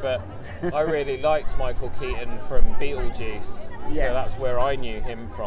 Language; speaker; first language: English; native; English